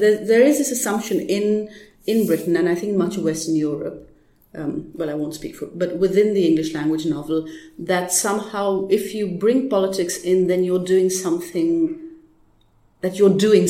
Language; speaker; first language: English; non-native, local second language; Urdu